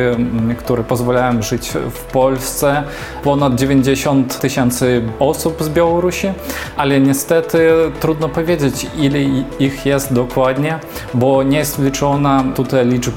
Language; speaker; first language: Polish; non-native, fluent; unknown